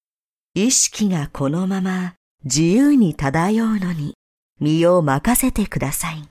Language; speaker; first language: Japanese; native; Japanese